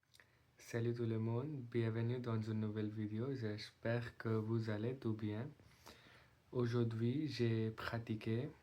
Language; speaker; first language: French; non-native, learner; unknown